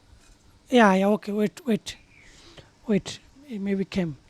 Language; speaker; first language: English; non-native, learner; Bangla